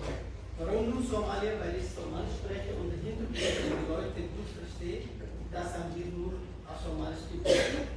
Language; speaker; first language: German; non-native, fluent; Somali